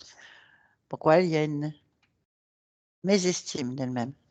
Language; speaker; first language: French; native; French